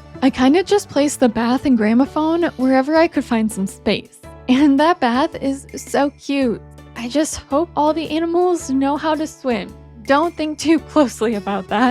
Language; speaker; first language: English; native; English